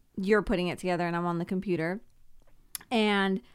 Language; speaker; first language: English; native; English